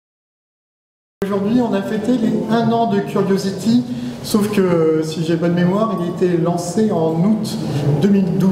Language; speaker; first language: French; native; French